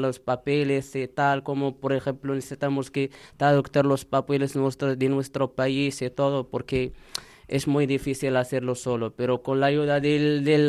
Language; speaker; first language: Spanish; non-native, learner; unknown